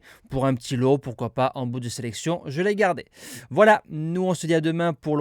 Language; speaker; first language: French; native; French